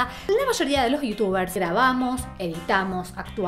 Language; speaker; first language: Spanish; native; Spanish